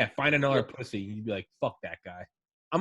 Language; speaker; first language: English; native; English